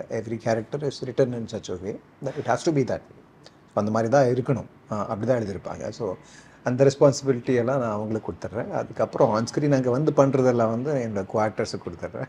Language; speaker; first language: Tamil; non-native, local second language; Kannada